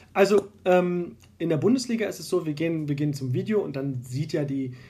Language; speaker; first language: German; native; German